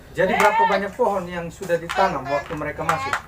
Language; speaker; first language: Malay; native; Malay